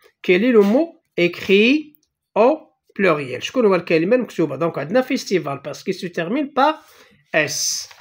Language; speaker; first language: French; non-native, local second language; Arabic